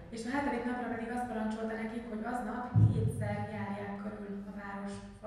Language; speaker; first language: Hungarian; native; Hungarian